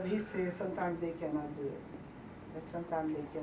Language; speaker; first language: English; non-native, learner; Portuguese